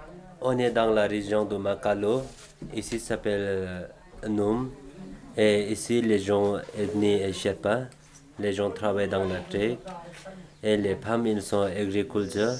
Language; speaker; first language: French; non-native, learner; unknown